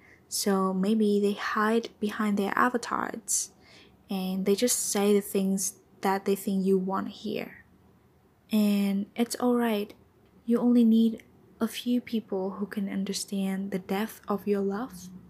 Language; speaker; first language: English; non-native, fluent; Vietnamese